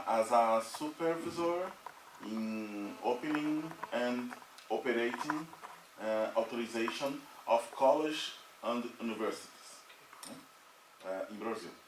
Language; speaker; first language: English; non-native, learner; Portuguese